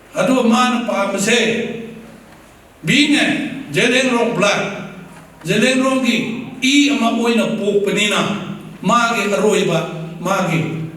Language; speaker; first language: Manipuri; non-native, local second language; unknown